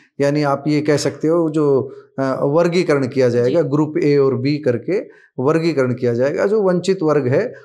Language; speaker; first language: Hindi; native; Hindi